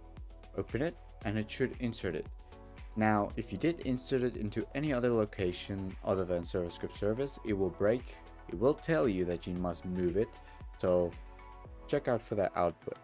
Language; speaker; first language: English; native; English